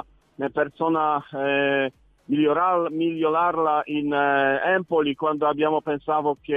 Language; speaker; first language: Italian; non-native, learner; Polish